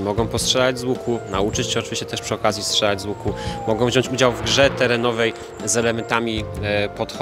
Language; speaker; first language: Polish; native; Polish